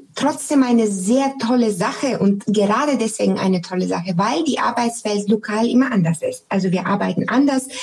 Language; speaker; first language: German; non-native, fluent; Bulgarian